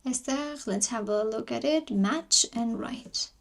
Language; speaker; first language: English; non-native, fluent; Armenian